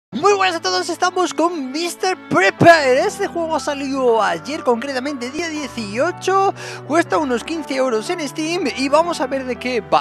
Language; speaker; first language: Spanish; native; Spanish